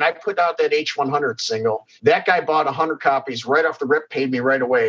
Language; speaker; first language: English; native; English